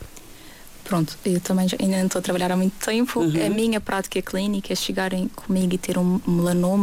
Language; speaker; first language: Portuguese; native; Portuguese